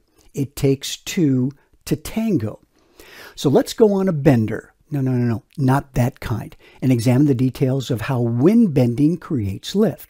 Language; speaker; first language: English; native; English